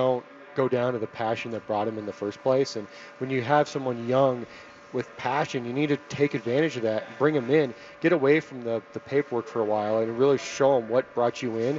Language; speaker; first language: English; native; English